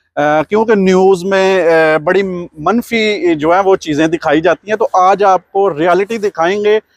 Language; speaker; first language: Urdu; non-native, local second language; Punjabi